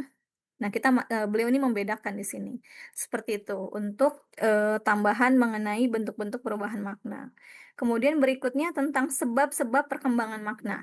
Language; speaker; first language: Indonesian; native; Indonesian